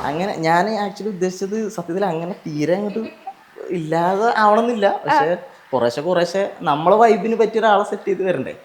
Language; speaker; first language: Malayalam; native; Malayalam